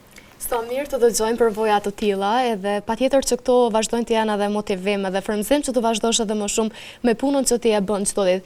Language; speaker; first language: Albanian; native; Albanian